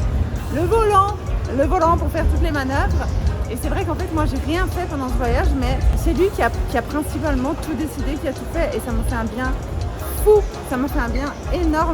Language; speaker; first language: French; native; French